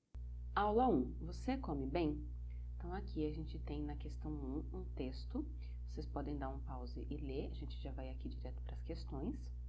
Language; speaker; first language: Portuguese; native; Portuguese